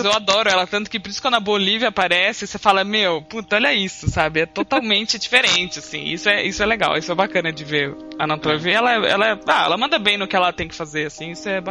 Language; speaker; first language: Portuguese; native; Portuguese